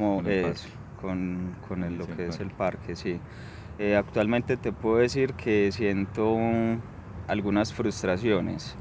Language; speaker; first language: Spanish; native; Spanish